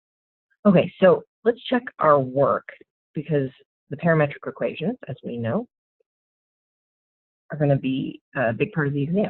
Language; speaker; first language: English; native; English